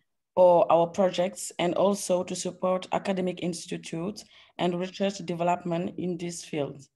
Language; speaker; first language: English; non-native, learner; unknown